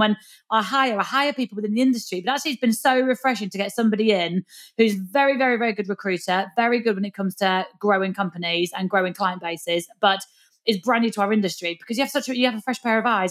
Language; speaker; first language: English; native; English